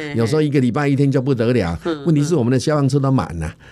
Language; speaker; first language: Chinese; native; Chinese